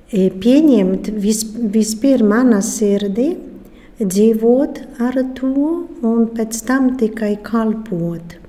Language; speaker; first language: Latvian; non-native, fluent; Polish